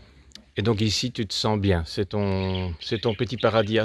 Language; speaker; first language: French; native; French